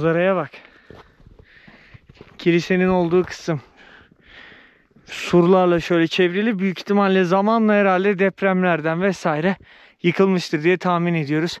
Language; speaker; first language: Turkish; native; Turkish